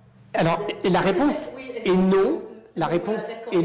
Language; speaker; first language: French; native; French